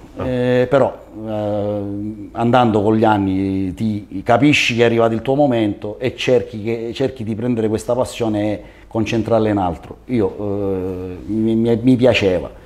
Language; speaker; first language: Italian; native; Italian